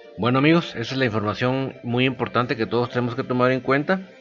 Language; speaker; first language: Spanish; native; Spanish